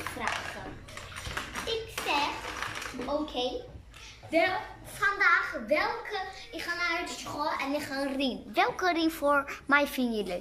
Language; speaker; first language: Dutch; early bilingual, other home language; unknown